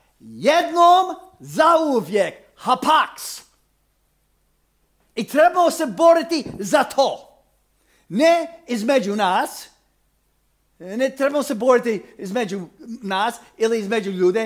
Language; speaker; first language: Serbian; non-native, fluent; English